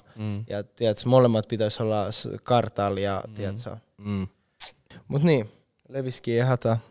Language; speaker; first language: Finnish; non-native, fluent; Spanish